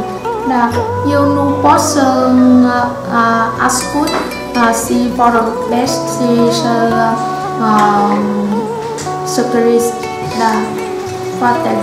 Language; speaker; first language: Romanian; non-native, learner; Vietnamese